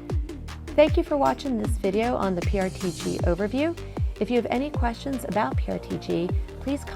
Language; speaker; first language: English; native; English